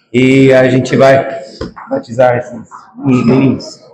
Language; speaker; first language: Portuguese; non-native, fluent; English